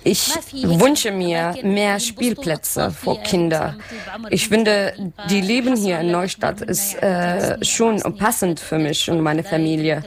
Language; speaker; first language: German; non-native, fluent; Arabic